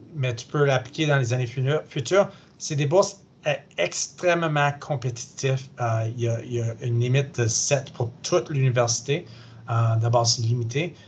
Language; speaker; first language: French; native; French